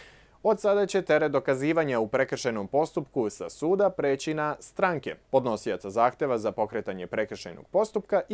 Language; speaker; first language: Serbian; native; Serbian